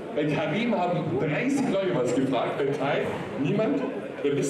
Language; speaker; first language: German; native; German